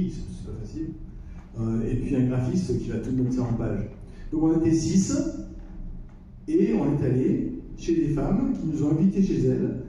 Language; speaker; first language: French; native; French